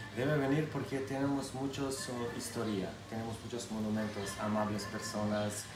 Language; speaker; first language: Spanish; non-native, learner; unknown